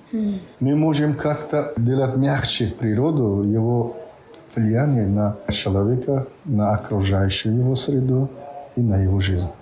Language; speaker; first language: Russian; non-native, local second language; Tajik